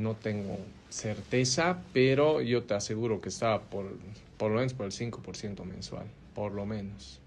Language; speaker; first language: Spanish; native; Spanish